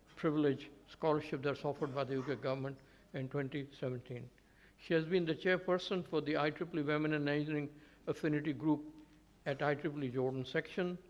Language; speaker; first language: English; native; English